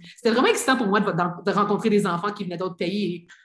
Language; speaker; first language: French; native; French